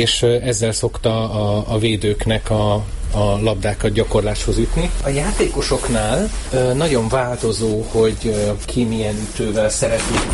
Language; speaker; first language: Hungarian; native; Hungarian